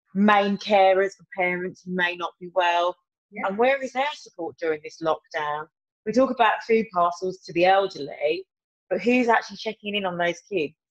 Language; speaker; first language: English; native; English